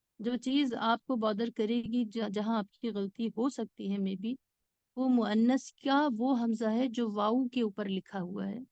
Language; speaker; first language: Urdu; native; Urdu